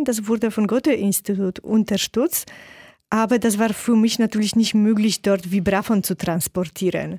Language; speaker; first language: German; non-native, fluent; Polish